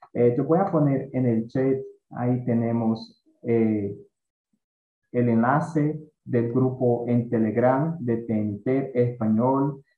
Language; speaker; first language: Spanish; non-native, fluent; Portuguese